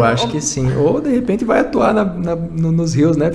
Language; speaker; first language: Portuguese; native; Portuguese